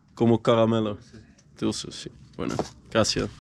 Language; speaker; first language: Spanish; non-native, learner; Dutch